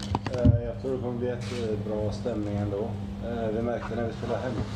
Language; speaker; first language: Swedish; native; Swedish